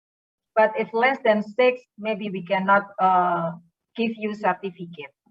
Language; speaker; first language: English; non-native, fluent; Indonesian